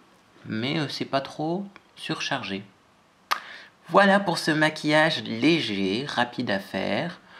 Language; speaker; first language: French; native; French